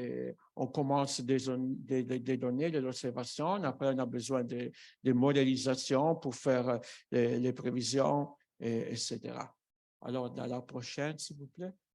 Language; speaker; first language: French; non-native, fluent; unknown